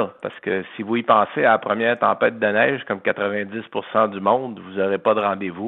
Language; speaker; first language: French; native; French